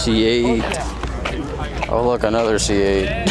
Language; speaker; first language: English; native; English